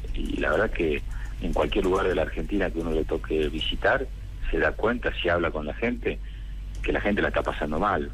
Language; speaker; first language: Spanish; native; Spanish